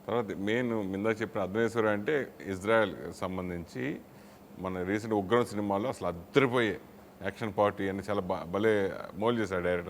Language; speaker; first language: Telugu; native; Telugu